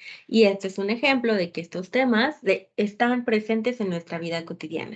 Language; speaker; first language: Spanish; native; Spanish